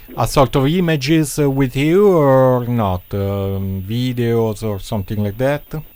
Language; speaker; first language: English; non-native, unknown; Italian